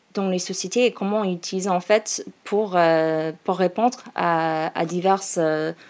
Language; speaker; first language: French; non-native, learner; English